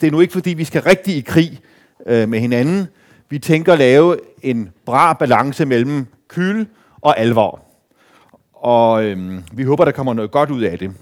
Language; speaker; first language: Danish; native; Danish